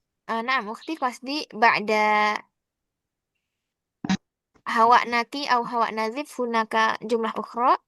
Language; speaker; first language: Arabic; non-native, fluent; Indonesian